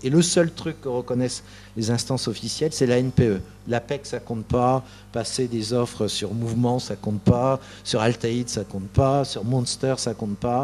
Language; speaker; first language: French; native; French